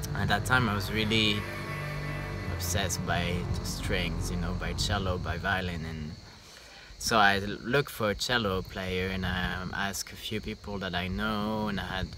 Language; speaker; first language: English; non-native, fluent; French